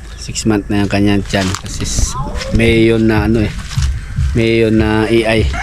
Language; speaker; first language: Filipino; non-native, local second language; Cebuano